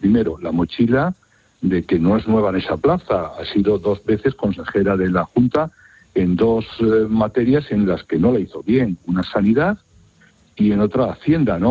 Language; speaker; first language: Spanish; native; Spanish